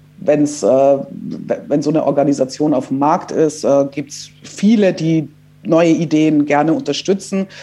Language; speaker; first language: German; early bilingual, other home language; Croatian